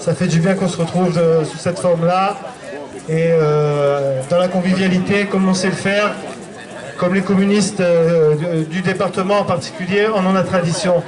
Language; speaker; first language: French; native; French